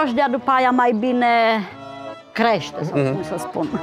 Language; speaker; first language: Romanian; non-native, local second language; Czech